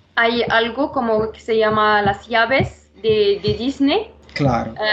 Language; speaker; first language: Spanish; non-native, fluent; Arabic